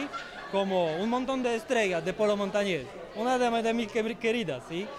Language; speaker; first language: Spanish; non-native, fluent; Polish